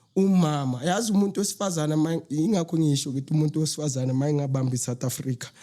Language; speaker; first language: Zulu; non-native, local second language; Northern Sotho